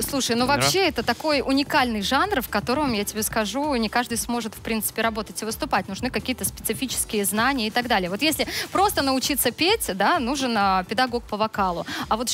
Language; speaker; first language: Russian; native; Russian